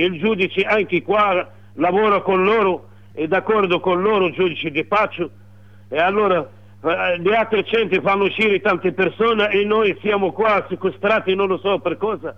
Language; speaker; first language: Italian; non-native, learner; Arabic